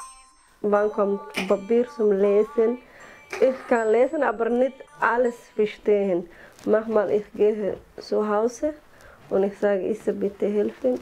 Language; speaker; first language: German; non-native, learner; Somali